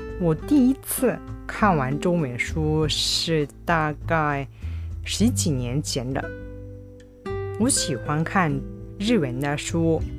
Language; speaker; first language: Chinese; non-native, fluent; Japanese